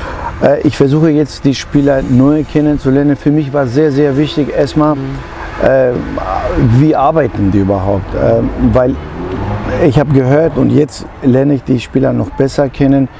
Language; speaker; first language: German; non-native, fluent; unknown